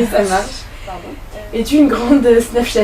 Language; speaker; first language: French; native; French